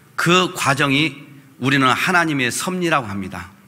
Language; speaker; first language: Korean; native; Korean